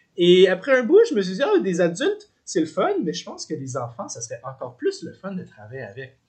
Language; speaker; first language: French; native; French